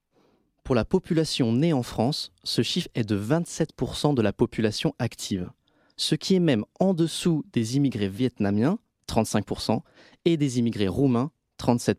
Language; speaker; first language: French; native; French